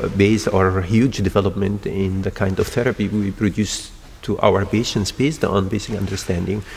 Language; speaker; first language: English; non-native, fluent; Arabic